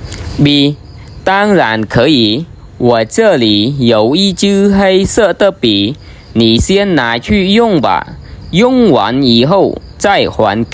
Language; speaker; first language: Chinese; non-native, fluent; Khmer